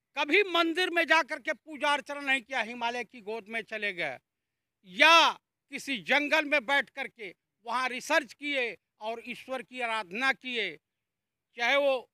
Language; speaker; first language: Hindi; native; Hindi